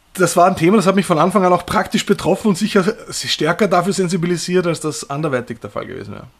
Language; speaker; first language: German; native; German